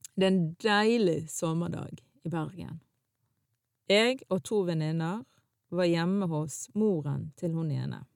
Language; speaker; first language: Norwegian; early bilingual, other home language; Arabic